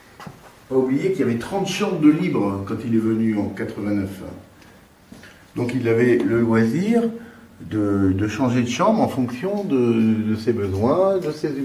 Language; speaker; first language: French; native; French